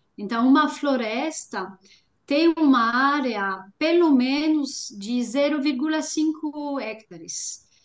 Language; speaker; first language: Portuguese; non-native, fluent; French